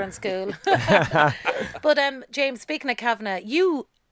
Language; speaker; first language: English; native; English